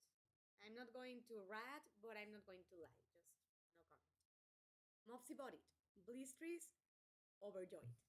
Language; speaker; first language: English; non-native, fluent; Spanish